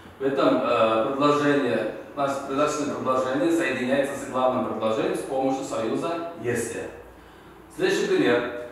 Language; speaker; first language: Russian; non-native, local second language; Uzbek